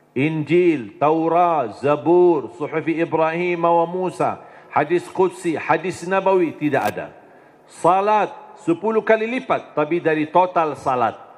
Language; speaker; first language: Indonesian; non-native, fluent; Arabic